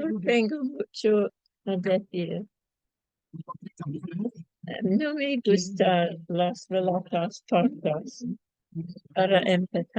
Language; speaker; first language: Spanish; non-native, fluent; English